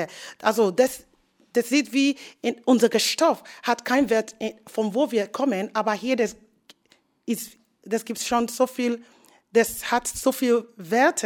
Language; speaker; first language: German; non-native, learner; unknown